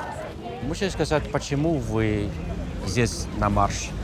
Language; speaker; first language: Russian; non-native, fluent; Dutch